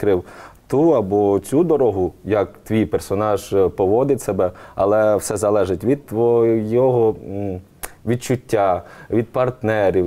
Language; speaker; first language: Ukrainian; native; Ukrainian